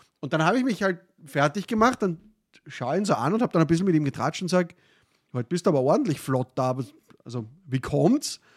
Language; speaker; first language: German; early bilingual, other home language; Arabic